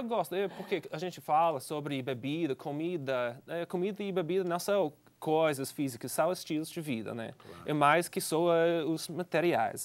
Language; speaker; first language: Portuguese; non-native, fluent; English